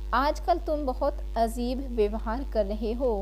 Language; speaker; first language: Hindi; native; Hindi